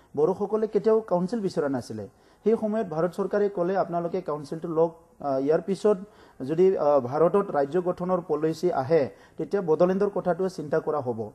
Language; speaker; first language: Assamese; non-native, local second language; Bodo